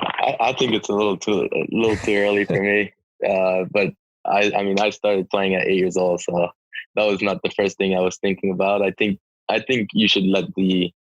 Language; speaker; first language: English; non-native, local second language; French